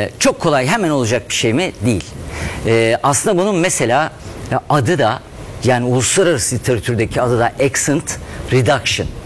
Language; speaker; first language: Turkish; native; Turkish